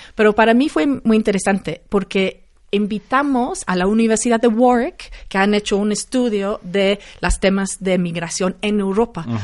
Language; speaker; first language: Spanish; non-native, fluent; English